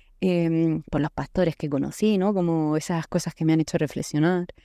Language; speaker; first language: Spanish; native; Spanish